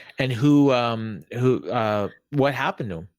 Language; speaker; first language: English; native; English